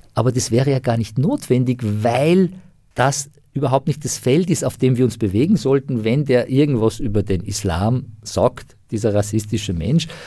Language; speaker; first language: German; non-native, fluent; Persian